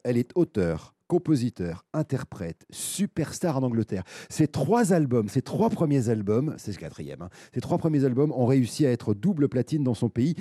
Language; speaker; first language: French; native; French